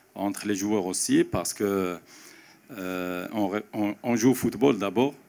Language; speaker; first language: French; non-native, local second language; Arabic